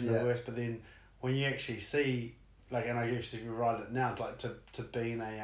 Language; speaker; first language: English; native; English